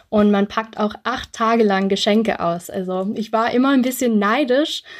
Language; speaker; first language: German; early bilingual, other home language; English